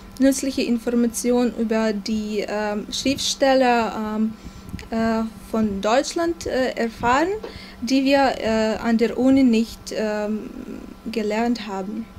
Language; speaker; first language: German; non-native, fluent; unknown